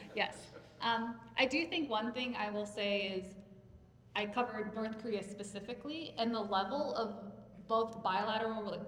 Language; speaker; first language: English; native; English